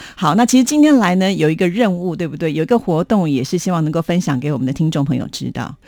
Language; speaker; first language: Chinese; native; Chinese